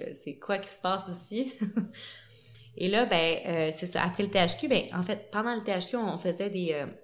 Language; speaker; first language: French; native; French